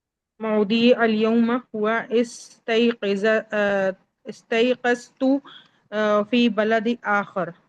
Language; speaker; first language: Arabic; non-native, learner; Urdu